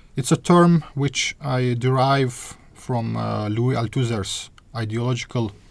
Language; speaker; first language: English; non-native, fluent; Azerbaijani